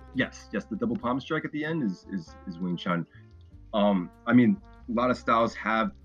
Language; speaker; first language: English; native; English